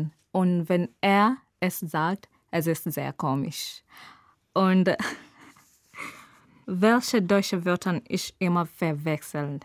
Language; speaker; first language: German; non-native, learner; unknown